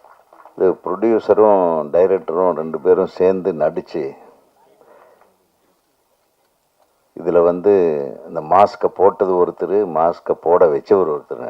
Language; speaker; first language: Tamil; native; Tamil